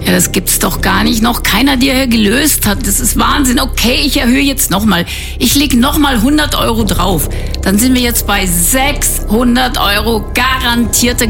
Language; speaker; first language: German; native; German